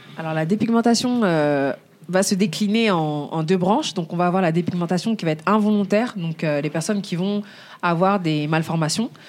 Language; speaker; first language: French; early bilingual, other home language; Bambara